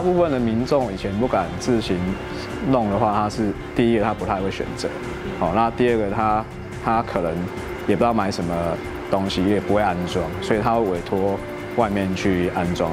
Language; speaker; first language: Chinese; native; Chinese